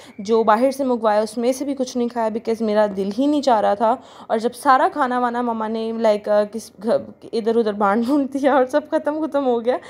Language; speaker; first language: Urdu; native; Urdu